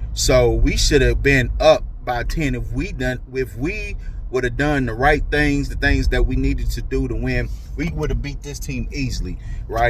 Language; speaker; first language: English; native; English